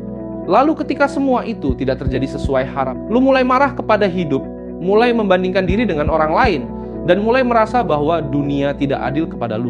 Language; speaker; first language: Indonesian; native; Indonesian